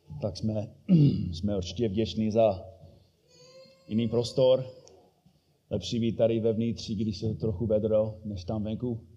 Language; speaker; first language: Czech; non-native, fluent; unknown